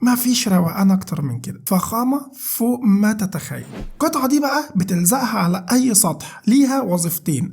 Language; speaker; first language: Arabic; native; Arabic